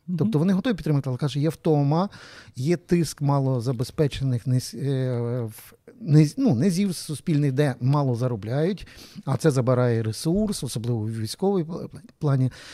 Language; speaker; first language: Ukrainian; native; Ukrainian